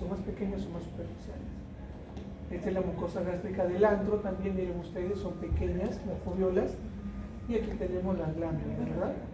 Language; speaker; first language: Spanish; native; Spanish